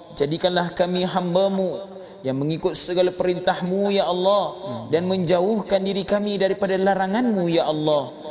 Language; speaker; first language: Malay; native; Malay